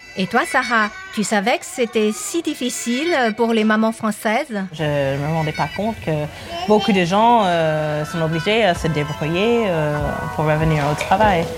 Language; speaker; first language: French; non-native, fluent; English